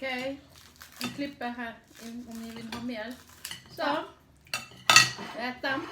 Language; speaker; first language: Swedish; non-native, fluent; Thai